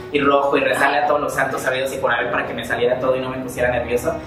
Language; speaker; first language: Spanish; native; Spanish